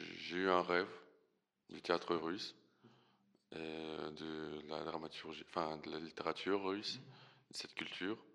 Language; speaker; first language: French; non-native, fluent; Russian